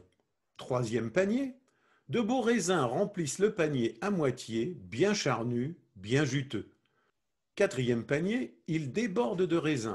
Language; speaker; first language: French; native; French